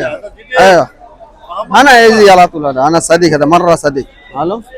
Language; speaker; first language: Arabic; non-native, learner; Bangla